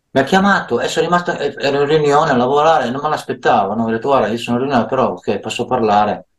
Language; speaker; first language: Italian; native; Italian